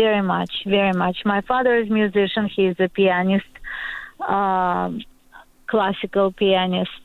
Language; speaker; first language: English; non-native, learner; Russian